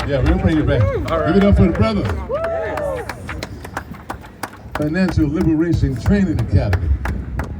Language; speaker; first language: English; native; English